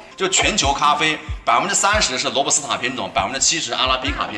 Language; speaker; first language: Chinese; native; Chinese